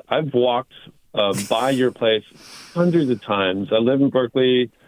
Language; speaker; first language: English; native; English